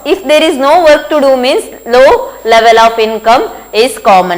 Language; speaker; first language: English; non-native, local second language; Kannada